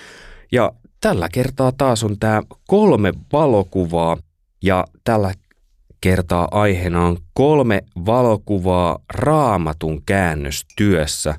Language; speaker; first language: Finnish; native; Finnish